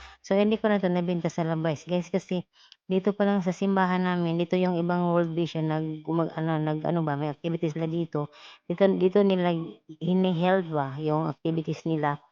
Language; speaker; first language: Filipino; non-native, local second language; Cebuano